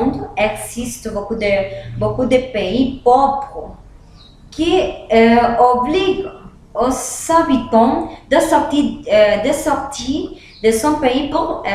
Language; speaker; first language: French; non-native, learner; Spanish